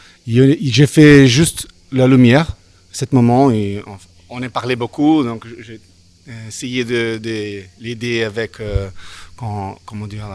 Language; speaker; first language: French; non-native, learner; Portuguese